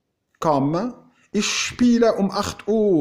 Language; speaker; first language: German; non-native, fluent; Arabic